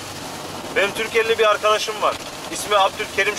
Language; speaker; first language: Turkish; early bilingual, heritage; Turkish